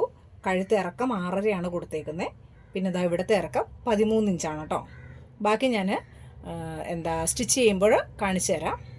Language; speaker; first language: Malayalam; native; Malayalam